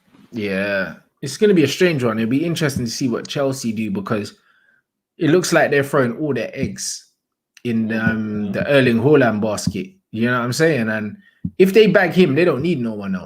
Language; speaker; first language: English; native; English